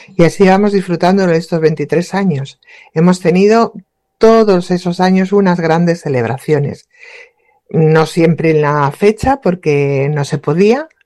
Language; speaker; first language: Spanish; native; Spanish